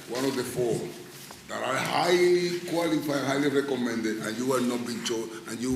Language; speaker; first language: English; non-native, fluent; Spanish